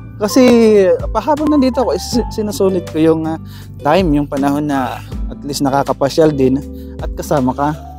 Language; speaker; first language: Filipino; non-native, local second language; Waray